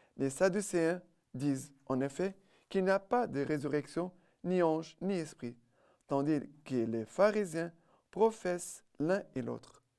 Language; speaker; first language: French; non-native, fluent; Portuguese